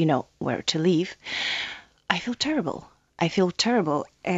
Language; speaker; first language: English; non-native, learner; Ukrainian